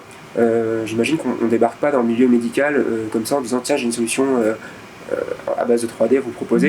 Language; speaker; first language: French; native; French